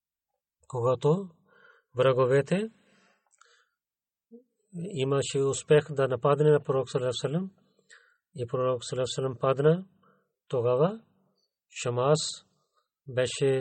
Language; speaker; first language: Bulgarian; non-native, learner; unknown